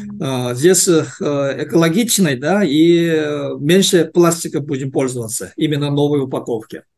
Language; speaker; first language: Russian; non-native, learner; Korean